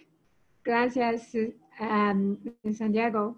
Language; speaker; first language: Spanish; non-native, learner; Chinese